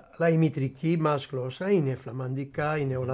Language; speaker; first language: Greek; non-native, learner; Dutch